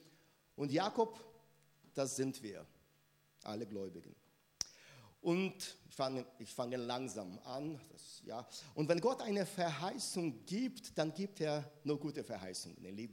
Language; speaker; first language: German; non-native, fluent; Russian